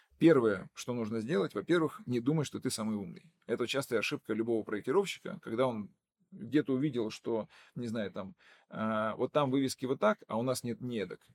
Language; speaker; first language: Russian; non-native, local second language; Udmurt